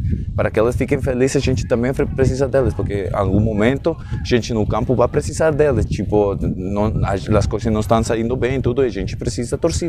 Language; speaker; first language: Portuguese; non-native, learner; Spanish